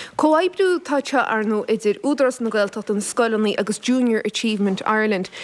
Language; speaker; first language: Irish; native; Irish